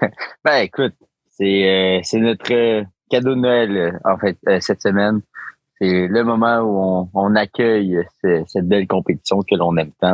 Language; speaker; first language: French; native; French